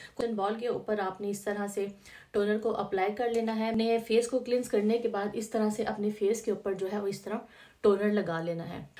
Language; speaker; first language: Urdu; native; Urdu